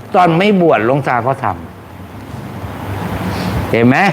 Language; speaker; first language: Thai; native; Thai